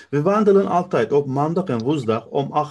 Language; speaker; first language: Dutch; non-native, fluent; Turkish